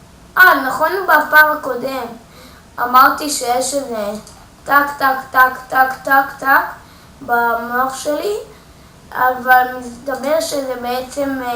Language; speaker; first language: Hebrew; native; Hebrew